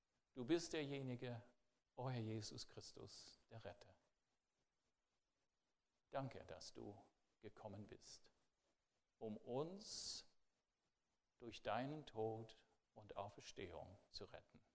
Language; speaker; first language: German; non-native, fluent; English